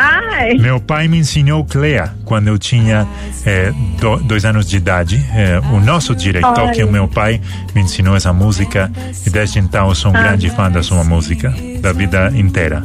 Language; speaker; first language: Portuguese; non-native, fluent; Spanish